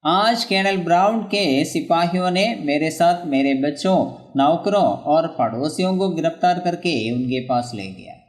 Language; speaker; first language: Hindi; non-native, local second language; Malayalam